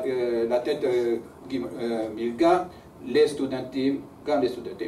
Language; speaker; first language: Hebrew; early bilingual, other home language; French